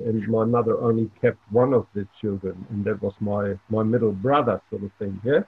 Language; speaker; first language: English; non-native, fluent; German